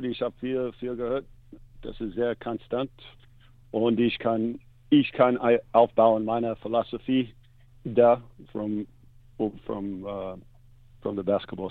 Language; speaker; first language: German; non-native, learner; English